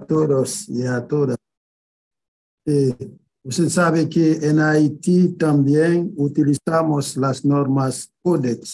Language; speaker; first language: Spanish; non-native, fluent; Haitian Creole